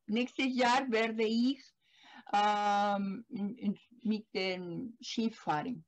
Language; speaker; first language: German; non-native, learner; Spanish